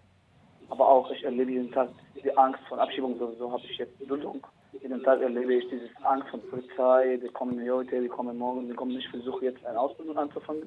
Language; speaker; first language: German; non-native, learner; Arabic